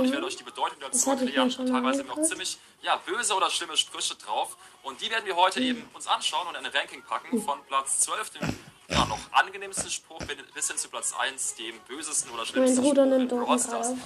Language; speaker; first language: German; native; German